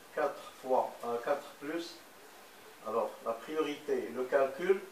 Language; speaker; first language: French; non-native, local second language; Arabic